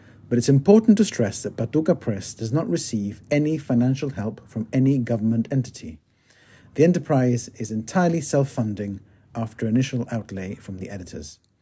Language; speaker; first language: English; native; English